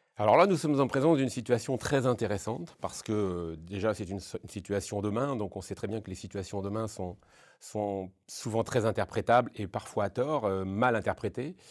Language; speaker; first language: French; native; French